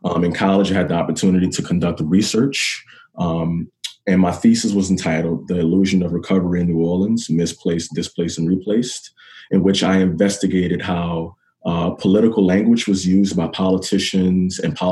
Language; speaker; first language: English; native; English